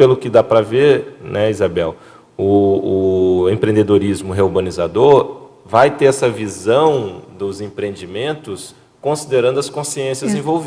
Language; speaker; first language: Portuguese; native; Portuguese